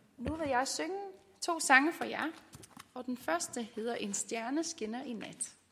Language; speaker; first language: Danish; non-native, fluent; English